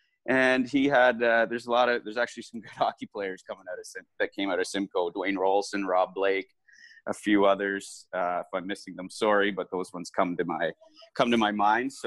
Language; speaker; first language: English; native; English